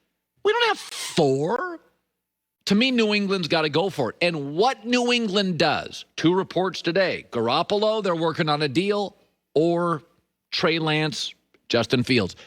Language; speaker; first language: English; native; English